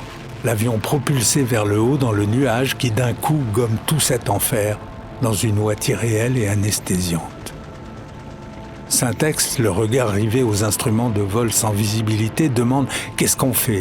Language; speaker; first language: French; native; French